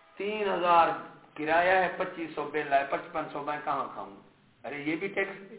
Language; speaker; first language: Urdu; non-native, local second language; Punjabi